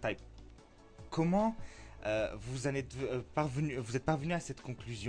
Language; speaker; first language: French; native; French